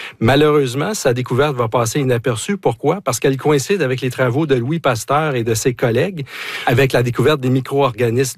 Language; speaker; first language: French; native; French